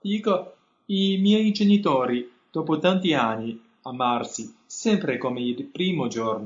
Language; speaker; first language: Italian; non-native, fluent; Chinese